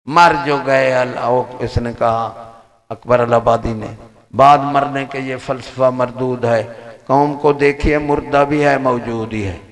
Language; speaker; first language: Urdu; native; Urdu